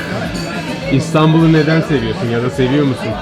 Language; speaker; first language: Turkish; native; Turkish